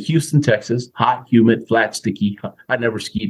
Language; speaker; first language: English; native; English